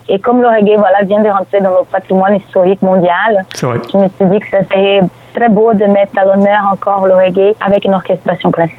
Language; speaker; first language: French; non-native, fluent; Portuguese